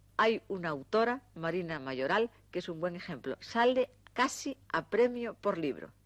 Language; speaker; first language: Spanish; native; Spanish